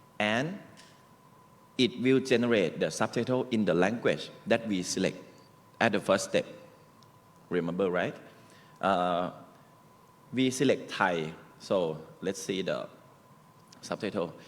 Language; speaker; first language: English; non-native, learner; Thai